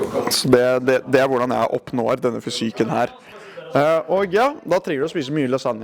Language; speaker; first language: Norwegian; native; Norwegian